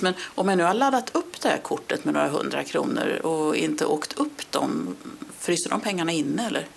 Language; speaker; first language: Swedish; native; Swedish